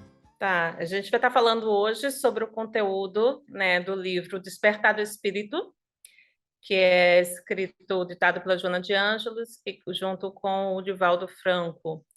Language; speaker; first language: Portuguese; native; Portuguese